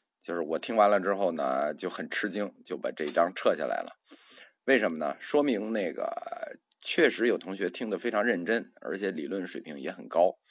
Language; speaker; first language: Chinese; native; Chinese